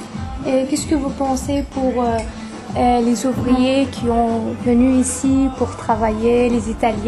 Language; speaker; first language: French; non-native, fluent; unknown